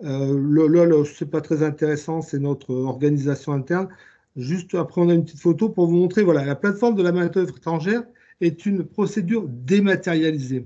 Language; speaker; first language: French; native; French